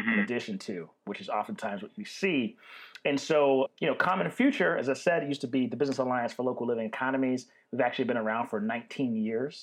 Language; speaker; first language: English; native; English